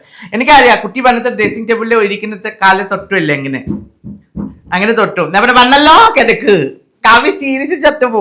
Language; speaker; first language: Malayalam; non-native, local second language; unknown